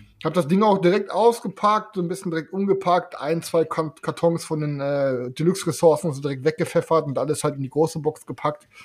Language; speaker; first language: German; native; German